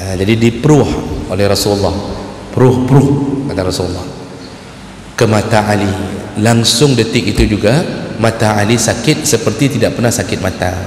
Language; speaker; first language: Malay; non-native, local second language; Achinese